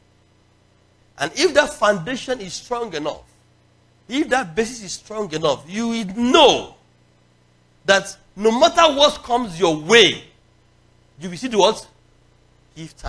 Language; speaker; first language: English; non-native, local second language; Yoruba